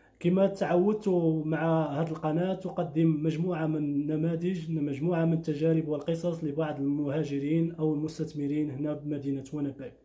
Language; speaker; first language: Arabic; native; Arabic